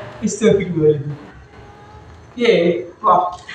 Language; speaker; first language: Indonesian; non-native, local second language; Javanese